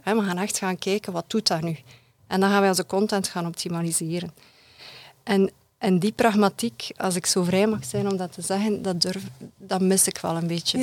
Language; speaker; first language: Dutch; native; Dutch